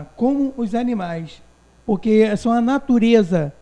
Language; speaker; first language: Portuguese; non-native, local second language; Guarani